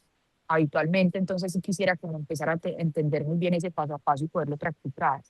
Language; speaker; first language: Spanish; native; Spanish